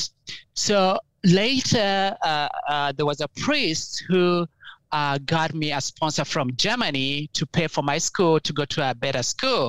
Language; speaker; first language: English; non-native, local second language; Ganda